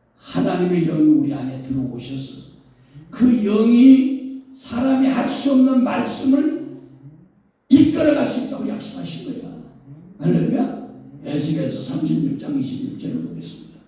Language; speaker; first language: Korean; native; Korean